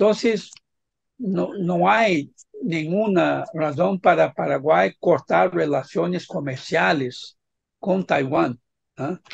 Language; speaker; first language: Spanish; non-native, fluent; Portuguese